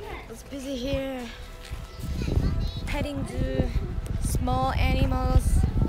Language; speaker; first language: English; non-native, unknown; Korean